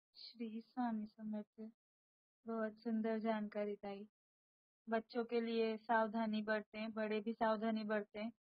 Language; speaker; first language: Hindi; non-native, local second language; Marathi